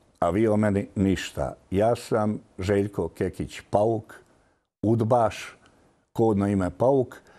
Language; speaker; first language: Croatian; native; Croatian